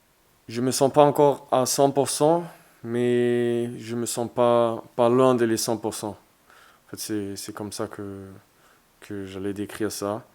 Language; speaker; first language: French; non-native, fluent; German